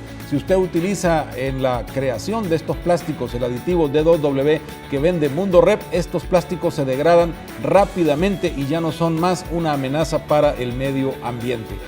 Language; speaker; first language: Spanish; native; Spanish